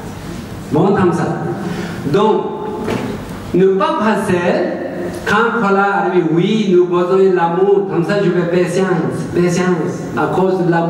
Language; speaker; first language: French; non-native, learner; Tibetan